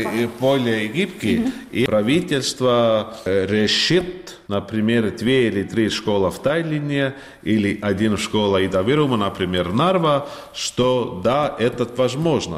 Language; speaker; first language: Russian; non-native, learner; Estonian